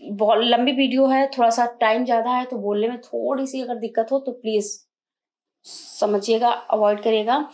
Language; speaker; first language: Hindi; native; Hindi